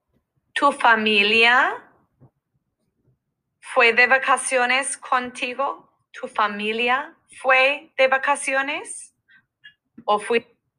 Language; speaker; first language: Spanish; non-native, fluent; English